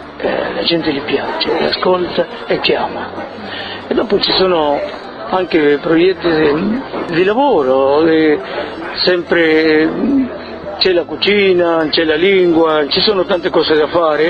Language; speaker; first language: Italian; early bilingual, heritage; Italian